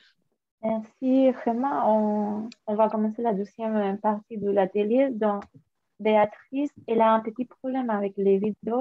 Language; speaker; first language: French; non-native, fluent; Spanish